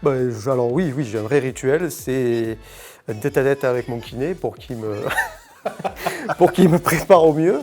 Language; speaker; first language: French; native; French